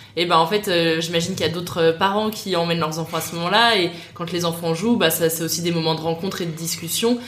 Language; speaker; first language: French; native; French